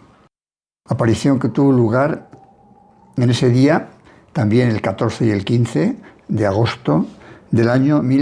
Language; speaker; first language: Spanish; native; Spanish